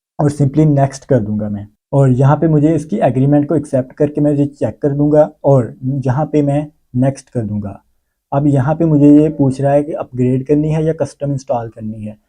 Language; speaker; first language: Urdu; native; Urdu